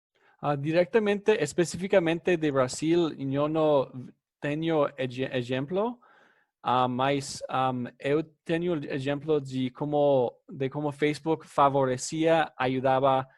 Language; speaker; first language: Spanish; non-native, fluent; English